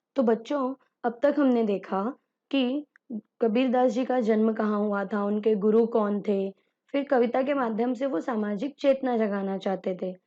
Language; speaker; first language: Hindi; native; Hindi